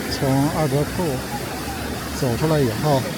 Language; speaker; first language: Chinese; native; Chinese